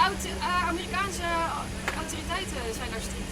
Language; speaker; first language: Dutch; native; Dutch